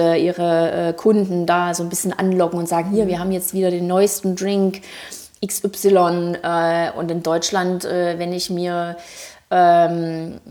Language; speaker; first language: German; native; German